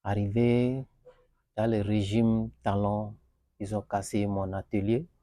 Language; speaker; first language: French; non-native, learner; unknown